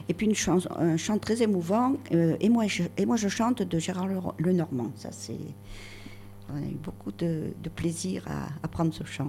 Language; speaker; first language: French; native; French